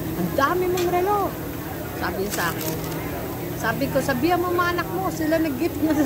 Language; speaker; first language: Filipino; native; Filipino